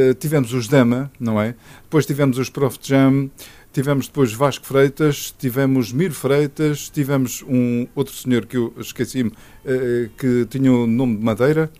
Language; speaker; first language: Portuguese; native; Portuguese